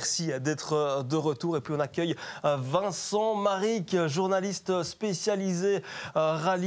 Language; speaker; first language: French; native; French